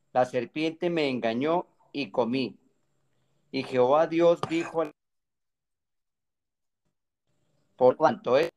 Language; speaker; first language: Spanish; non-native, learner; English